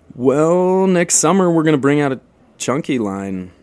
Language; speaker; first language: English; native; English